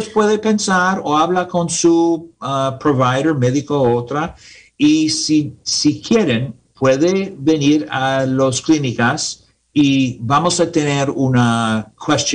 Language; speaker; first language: Spanish; non-native, learner; English